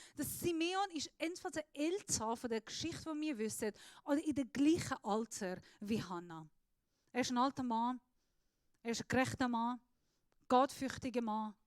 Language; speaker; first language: German; non-native, fluent; Persian